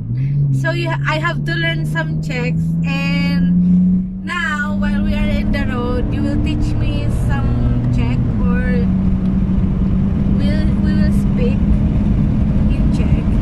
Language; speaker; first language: English; non-native, local second language; Filipino